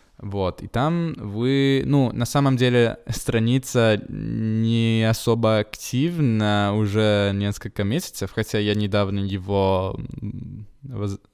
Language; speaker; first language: Russian; non-native, fluent; Italian